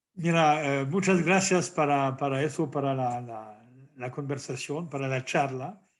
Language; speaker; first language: Spanish; non-native, fluent; French